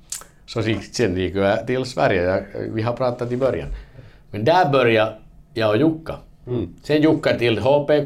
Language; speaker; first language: Swedish; non-native, learner; Finnish